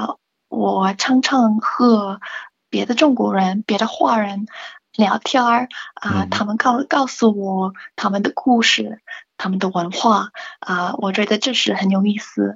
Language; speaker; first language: Chinese; non-native, learner; English